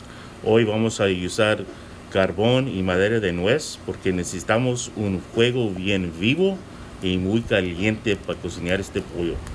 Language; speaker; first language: Spanish; early bilingual, heritage; English